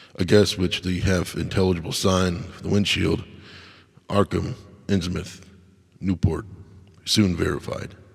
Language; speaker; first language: English; native; English